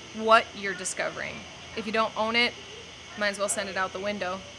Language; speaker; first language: English; native; English